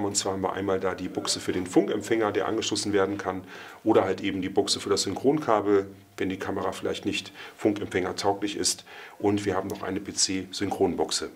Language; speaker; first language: German; native; German